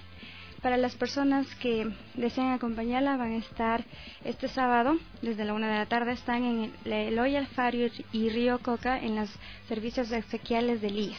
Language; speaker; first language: Spanish; native; Spanish